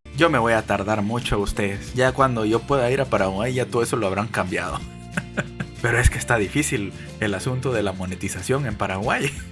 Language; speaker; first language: Spanish; native; Spanish